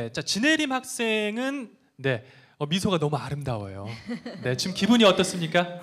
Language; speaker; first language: Korean; native; Korean